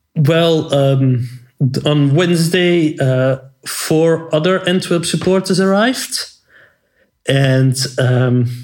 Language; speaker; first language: English; non-native, fluent; Dutch